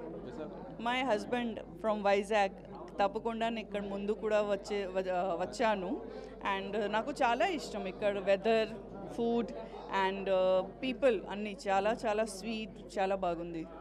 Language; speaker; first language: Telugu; non-native, learner; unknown